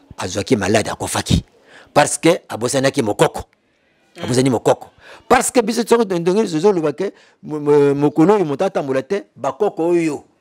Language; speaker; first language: Lingala; non-native, local second language; Kongo